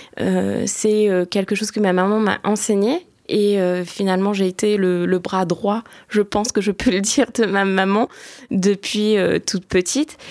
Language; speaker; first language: French; early bilingual, other home language; Turkish